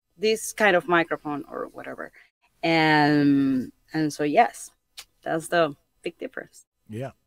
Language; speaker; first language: English; non-native, fluent; Spanish